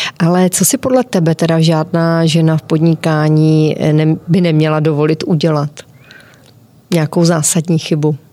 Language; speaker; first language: Czech; native; Czech